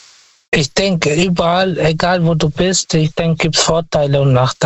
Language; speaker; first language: German; non-native, fluent; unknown